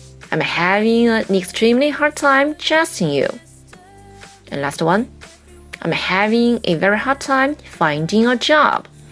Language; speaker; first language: English; non-native, fluent; Chinese